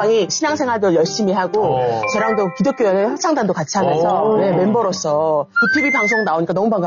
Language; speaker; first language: Korean; native; Korean